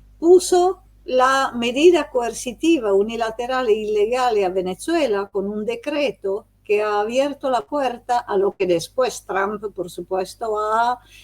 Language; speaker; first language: Spanish; non-native, fluent; Italian